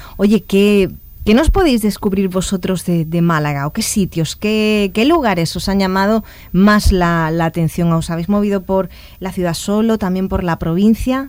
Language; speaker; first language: Spanish; native; Spanish